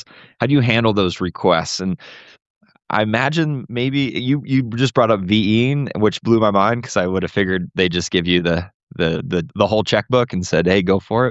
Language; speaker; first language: English; native; English